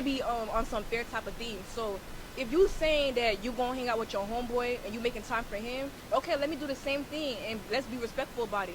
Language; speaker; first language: English; native; English